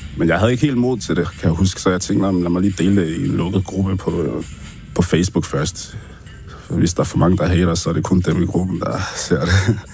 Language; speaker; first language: Danish; early bilingual, other home language; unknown